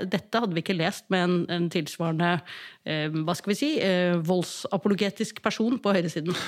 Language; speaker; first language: Norwegian; native; Norwegian